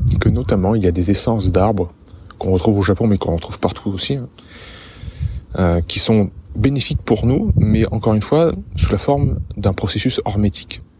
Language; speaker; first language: French; native; French